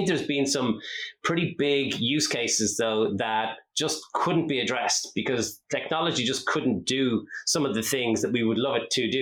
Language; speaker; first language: English; native; English